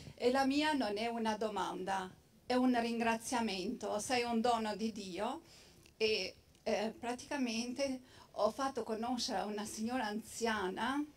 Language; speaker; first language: Italian; non-native, fluent; Albanian